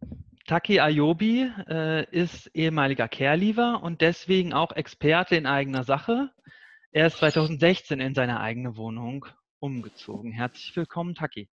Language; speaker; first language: German; native; German